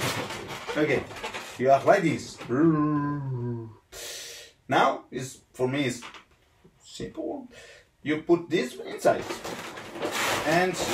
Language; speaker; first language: English; non-native, learner; Italian